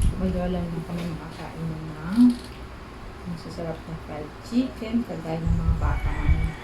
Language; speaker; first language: Filipino; non-native, local second language; Iloko